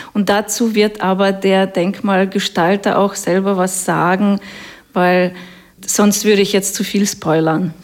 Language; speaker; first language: German; non-native, fluent; Russian